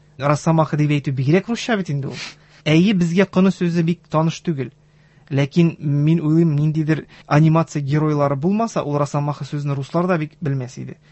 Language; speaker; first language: Tatar; native; Tatar